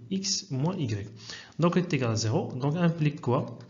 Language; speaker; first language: French; non-native, local second language; Arabic